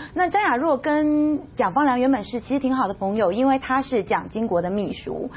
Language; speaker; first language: Chinese; native; Chinese